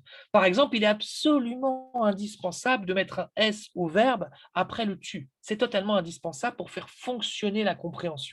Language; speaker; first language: French; native; French